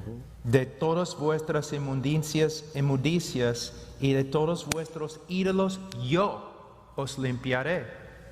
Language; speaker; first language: Spanish; non-native, fluent; English